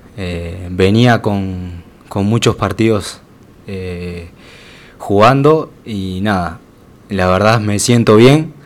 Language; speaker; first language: Spanish; native; Spanish